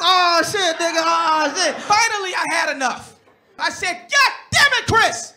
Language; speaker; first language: English; native; English